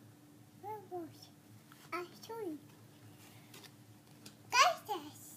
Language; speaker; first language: Spanish; early bilingual, heritage; Spanish